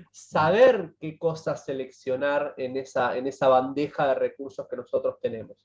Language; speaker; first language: Spanish; native; Spanish